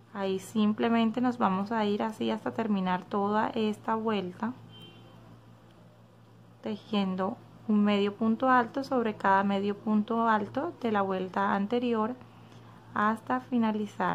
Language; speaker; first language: Spanish; native; Spanish